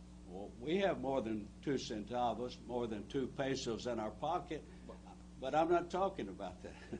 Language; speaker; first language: English; native; English